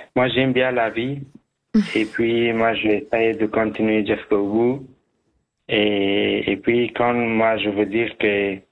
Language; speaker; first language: French; non-native, learner; Persian